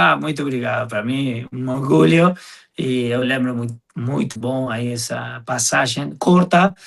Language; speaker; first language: Portuguese; non-native, fluent; Spanish